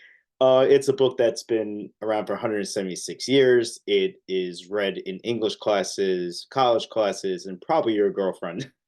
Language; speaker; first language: English; native; English